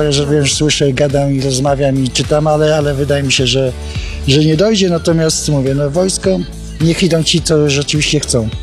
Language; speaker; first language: Polish; native; Polish